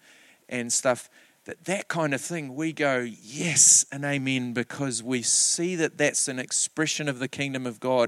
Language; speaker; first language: English; native; English